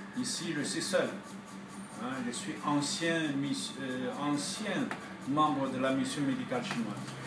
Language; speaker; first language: French; non-native, fluent; Chinese